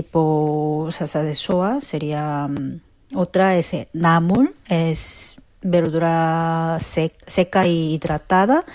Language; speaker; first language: Spanish; non-native, fluent; Korean